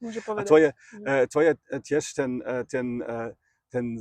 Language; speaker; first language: Slovak; non-native, learner; German